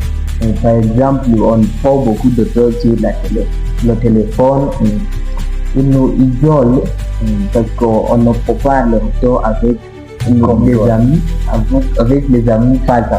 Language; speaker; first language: French; non-native, learner; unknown